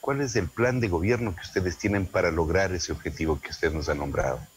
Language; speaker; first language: Spanish; native; Spanish